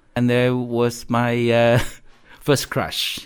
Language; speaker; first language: English; non-native, fluent; Chinese